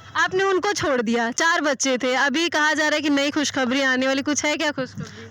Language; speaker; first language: Hindi; native; Hindi